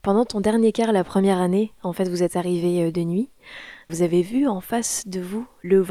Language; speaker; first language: French; native; French